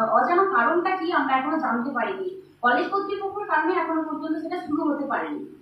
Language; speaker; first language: Bangla; non-native, local second language; Santali